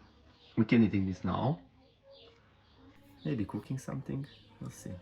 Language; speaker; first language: English; non-native, learner; Romanian